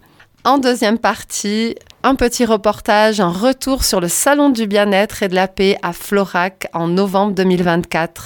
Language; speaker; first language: French; native; French